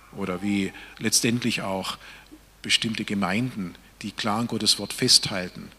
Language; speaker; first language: German; native; German